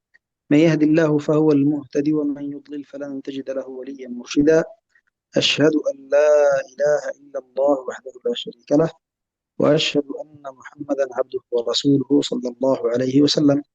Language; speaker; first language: Arabic; native; Arabic